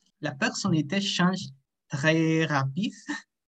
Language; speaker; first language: French; non-native, learner; Spanish